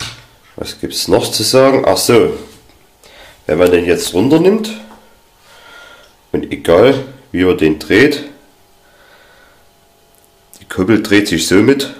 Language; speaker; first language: German; native; German